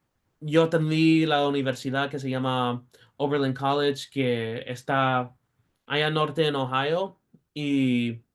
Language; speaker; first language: Spanish; early bilingual, heritage; Spanish